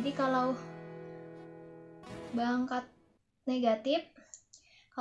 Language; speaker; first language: Indonesian; native; Indonesian